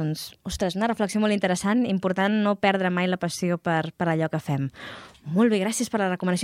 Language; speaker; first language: Catalan; native; Catalan